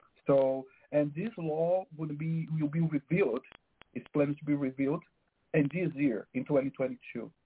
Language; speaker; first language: English; non-native, fluent; Portuguese